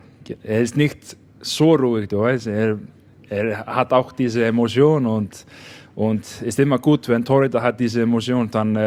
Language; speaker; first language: German; non-native, learner; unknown